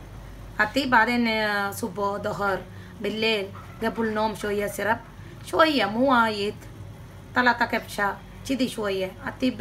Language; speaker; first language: Arabic; non-native, learner; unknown